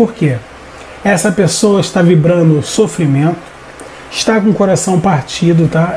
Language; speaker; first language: Portuguese; native; Portuguese